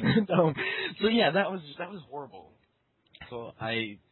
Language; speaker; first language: English; early bilingual, other home language; Chinese